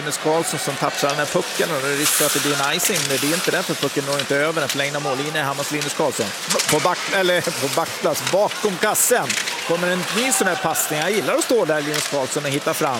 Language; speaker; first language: Swedish; native; Swedish